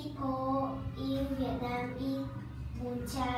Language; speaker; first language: English; non-native, learner; Vietnamese